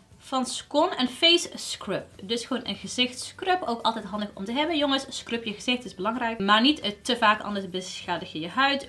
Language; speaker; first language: Dutch; early bilingual, other home language; Riffian